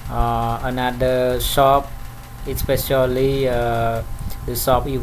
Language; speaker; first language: English; non-native, learner; Khmer